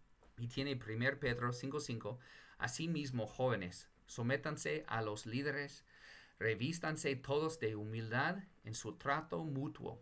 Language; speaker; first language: Spanish; non-native, fluent; English